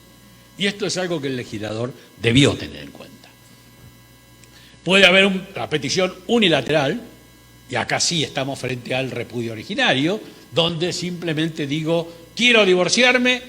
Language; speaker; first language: Spanish; native; Spanish